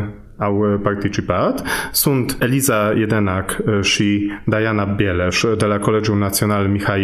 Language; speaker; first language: Romanian; non-native, fluent; Polish